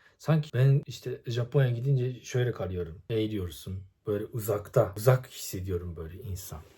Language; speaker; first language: Turkish; non-native, fluent; Japanese